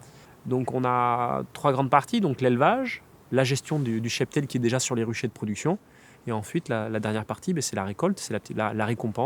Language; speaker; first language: French; native; French